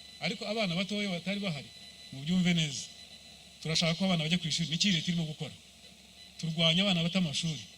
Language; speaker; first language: Kinyarwanda; early bilingual, heritage; Kinyarwanda